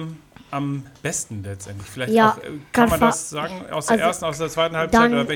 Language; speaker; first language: German; native; German